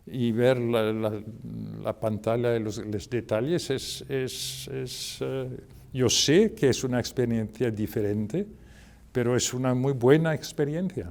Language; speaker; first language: Spanish; non-native, fluent; French